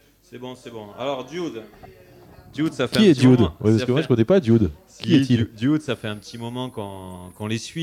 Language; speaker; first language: French; native; French